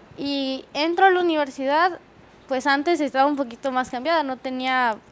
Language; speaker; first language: Spanish; native; Spanish